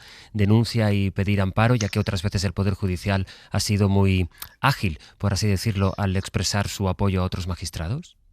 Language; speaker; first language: Spanish; native; Spanish